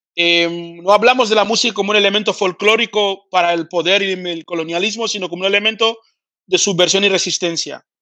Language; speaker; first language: Spanish; early bilingual, other home language; Fang